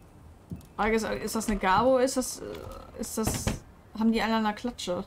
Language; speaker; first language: German; native; German